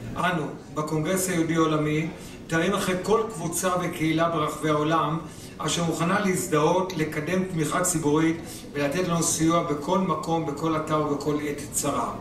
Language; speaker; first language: Hebrew; native; Hebrew